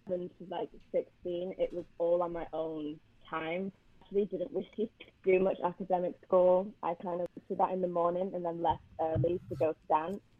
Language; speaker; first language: English; native; English